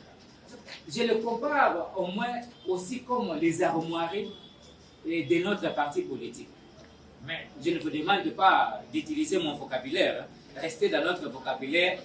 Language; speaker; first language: French; non-native, local second language; Lingala